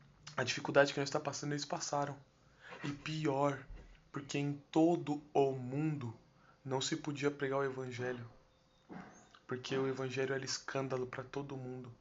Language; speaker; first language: Portuguese; native; Portuguese